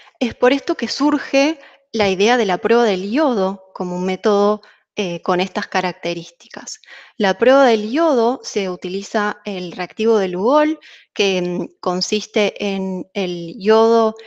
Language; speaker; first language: Spanish; native; Spanish